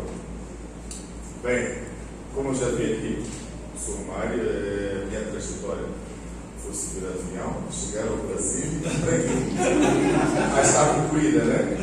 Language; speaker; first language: Portuguese; non-native, local second language; Tsonga